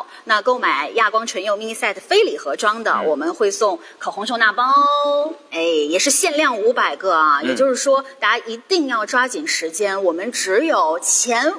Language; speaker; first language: Chinese; native; Chinese